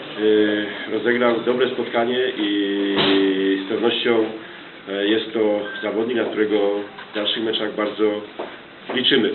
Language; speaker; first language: Polish; native; Polish